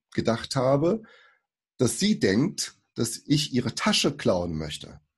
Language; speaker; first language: German; early bilingual, other home language; Portuguese